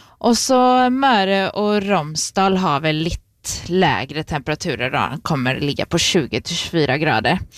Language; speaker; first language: Swedish; native; Swedish